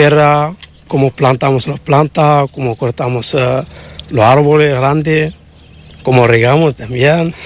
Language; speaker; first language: Spanish; non-native, learner; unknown